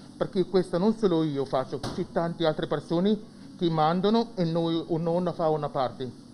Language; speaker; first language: Italian; non-native, fluent; Arabic